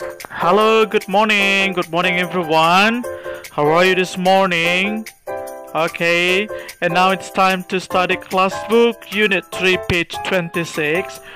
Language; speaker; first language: English; non-native, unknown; Indonesian